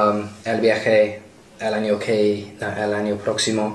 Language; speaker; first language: Spanish; non-native, learner; English